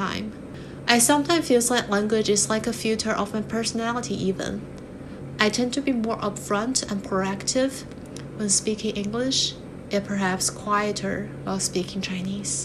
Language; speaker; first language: English; non-native, fluent; Chinese